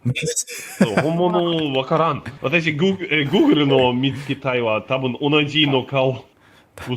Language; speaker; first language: Japanese; non-native, learner; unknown